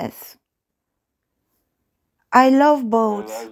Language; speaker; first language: English; non-native, fluent; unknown